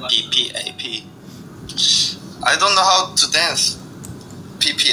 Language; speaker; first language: English; non-native, learner; Korean